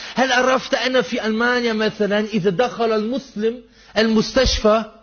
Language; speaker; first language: Arabic; non-native, fluent; German